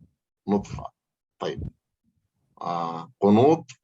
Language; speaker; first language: Arabic; native; Arabic